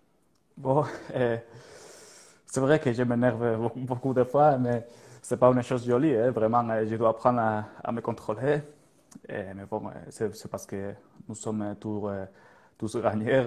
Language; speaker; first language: French; non-native, learner; Spanish